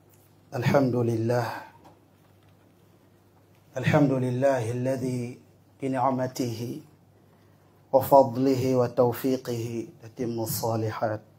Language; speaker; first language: Arabic; non-native, fluent; Mossi